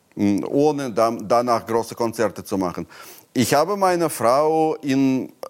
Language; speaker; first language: German; non-native, fluent; Russian